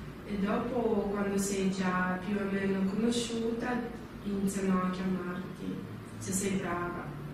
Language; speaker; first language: Italian; non-native, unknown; Russian